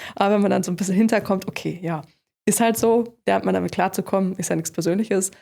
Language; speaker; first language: German; native; German